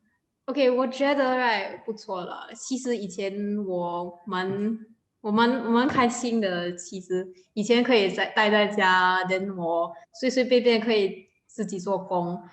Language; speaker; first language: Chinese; non-native, local second language; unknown